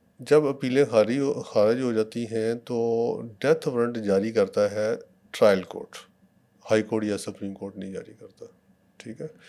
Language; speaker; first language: Urdu; non-native, local second language; Punjabi